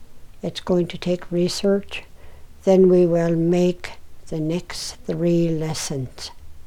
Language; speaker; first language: English; native; English